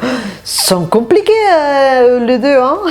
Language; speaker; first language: French; non-native, fluent; Spanish